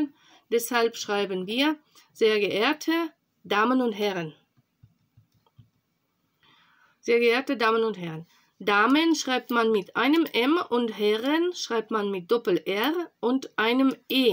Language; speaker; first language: German; non-native, fluent; Russian